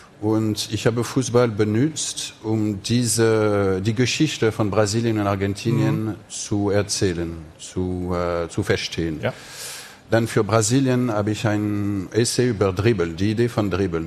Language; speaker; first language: German; non-native, fluent; French